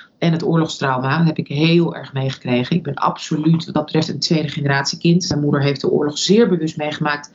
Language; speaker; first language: Dutch; early bilingual, other home language; Russian